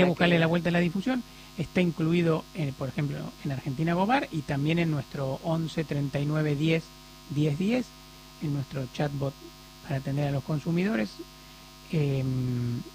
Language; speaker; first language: Spanish; native; Spanish